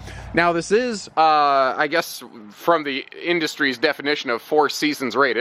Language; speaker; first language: English; native; English